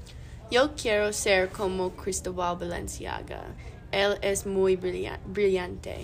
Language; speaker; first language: Spanish; non-native, learner; English